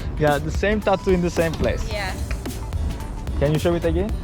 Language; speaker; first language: English; non-native, learner; Turkish